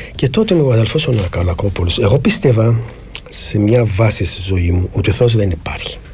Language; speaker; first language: Greek; non-native, fluent; Arabic